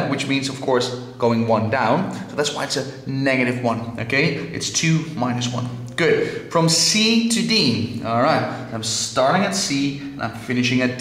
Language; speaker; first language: English; non-native, fluent; Dutch